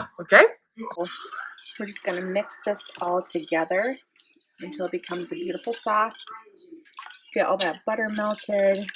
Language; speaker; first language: English; native; English